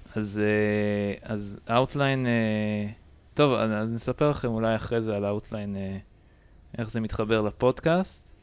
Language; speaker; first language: Hebrew; native; Hebrew